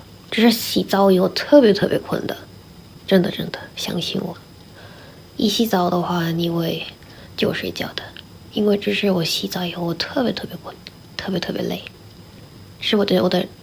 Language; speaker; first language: Chinese; non-native, learner; Korean